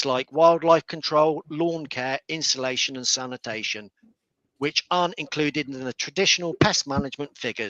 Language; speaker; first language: English; native; English